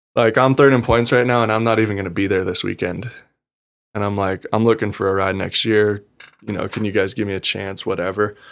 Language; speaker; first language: English; native; English